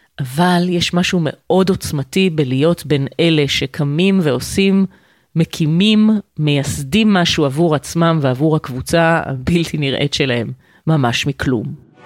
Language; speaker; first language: Hebrew; native; Hebrew